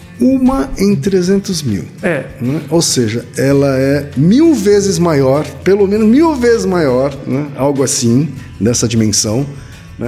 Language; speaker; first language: Portuguese; native; Portuguese